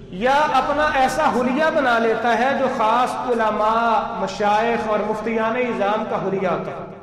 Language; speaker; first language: Urdu; non-native, local second language; Punjabi